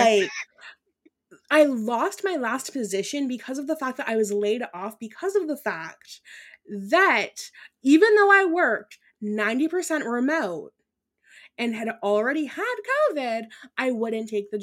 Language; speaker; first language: English; non-native, local second language; Irish